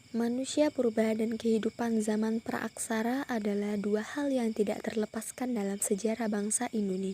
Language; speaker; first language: Indonesian; native; Indonesian